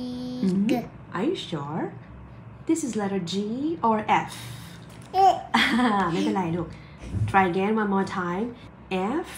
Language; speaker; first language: English; non-native, fluent; Thai